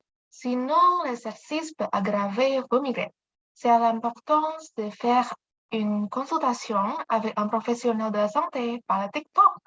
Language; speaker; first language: French; non-native, learner; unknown